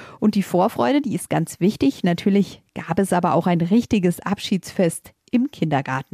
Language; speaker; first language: German; native; German